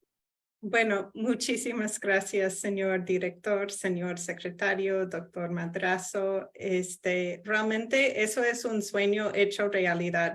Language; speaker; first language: Spanish; non-native, fluent; English